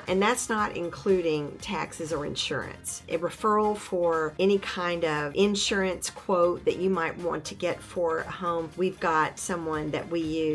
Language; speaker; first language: English; native; English